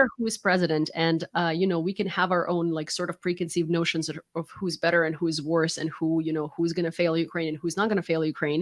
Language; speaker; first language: English; non-native, fluent; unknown